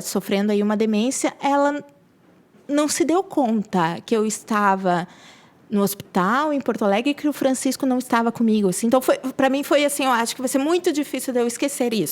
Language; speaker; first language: Portuguese; native; Portuguese